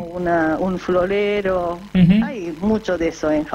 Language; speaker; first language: Spanish; non-native, fluent; Japanese